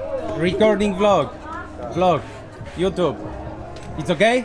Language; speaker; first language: English; non-native, learner; Polish